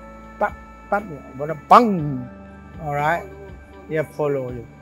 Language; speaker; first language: English; non-native, learner; Thai